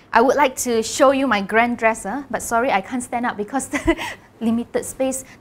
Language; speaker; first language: English; non-native, local second language; Malay